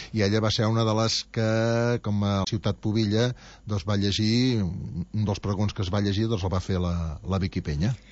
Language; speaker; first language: Catalan; non-native, local second language; Spanish